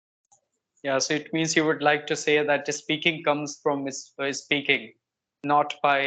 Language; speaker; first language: English; non-native, local second language; Hindi